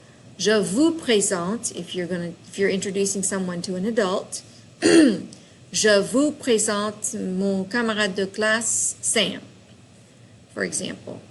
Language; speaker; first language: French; non-native, fluent; English